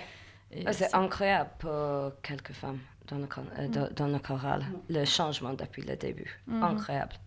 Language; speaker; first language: French; non-native, learner; English